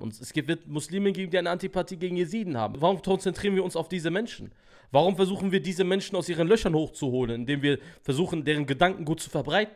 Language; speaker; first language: German; native; German